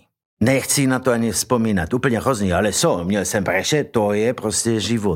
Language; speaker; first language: Czech; non-native, learner; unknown